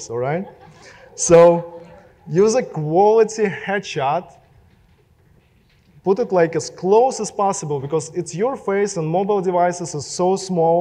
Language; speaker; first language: English; non-native, fluent; Russian